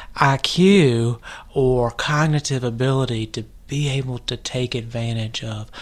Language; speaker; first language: English; native; English